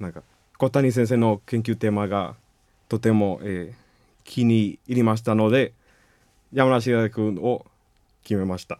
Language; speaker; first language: Japanese; non-native, learner; Spanish